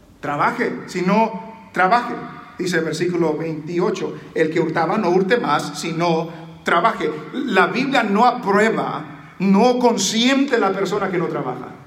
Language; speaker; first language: Spanish; early bilingual, heritage; Spanish